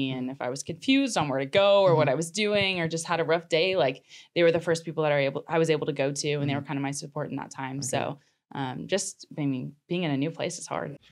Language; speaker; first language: English; native; English